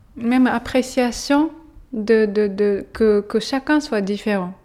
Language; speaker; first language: French; non-native, fluent; Japanese